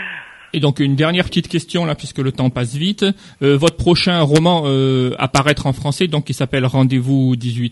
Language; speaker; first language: French; native; French